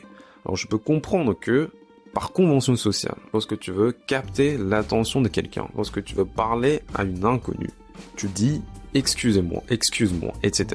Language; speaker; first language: French; native; French